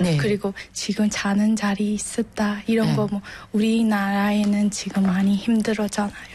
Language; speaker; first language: Korean; non-native, learner; Burmese